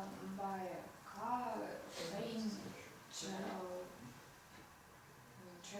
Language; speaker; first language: English; non-native, learner; Russian